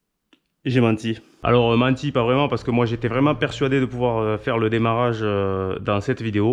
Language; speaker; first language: French; native; French